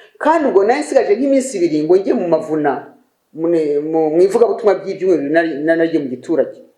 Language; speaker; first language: Kinyarwanda; native; Kinyarwanda